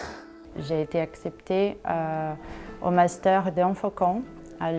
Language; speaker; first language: French; non-native, fluent; Portuguese